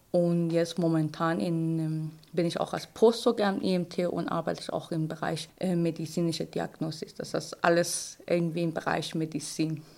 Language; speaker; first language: German; non-native, fluent; Persian